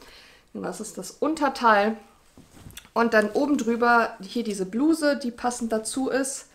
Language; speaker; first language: German; native; German